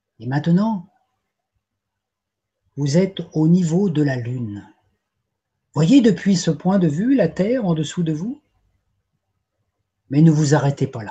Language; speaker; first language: French; native; French